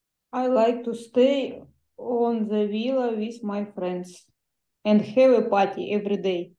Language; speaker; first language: English; non-native, learner; Russian